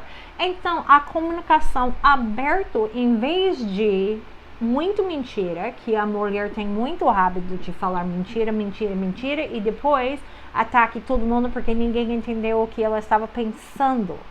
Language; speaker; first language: Portuguese; non-native, fluent; English